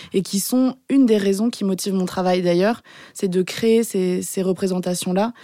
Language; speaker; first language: French; early bilingual, other home language; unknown